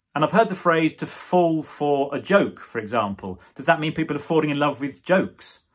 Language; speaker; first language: English; native; English